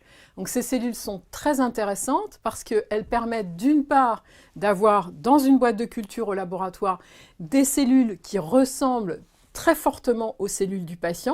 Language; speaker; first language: French; native; French